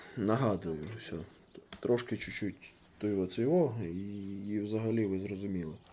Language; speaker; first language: Ukrainian; non-native, local second language; Russian